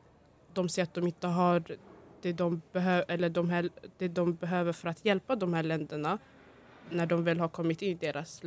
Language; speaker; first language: Swedish; early bilingual, other home language; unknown